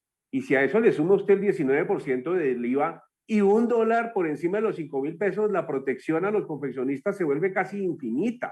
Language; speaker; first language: Spanish; native; Spanish